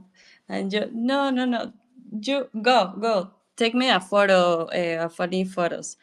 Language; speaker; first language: English; non-native, learner; Spanish